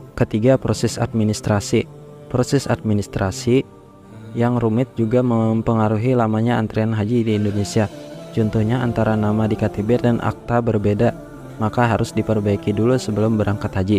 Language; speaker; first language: Indonesian; native; Indonesian